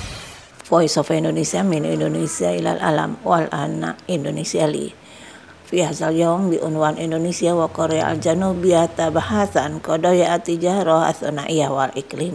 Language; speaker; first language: Arabic; non-native, fluent; Indonesian